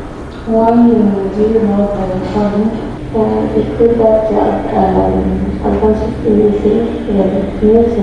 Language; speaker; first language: English; non-native, learner; Arabic